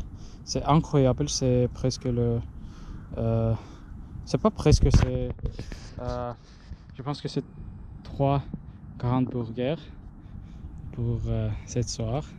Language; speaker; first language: French; non-native, learner; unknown